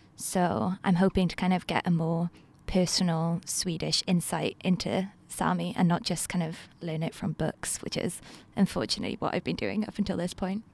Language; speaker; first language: English; non-native, local second language; Welsh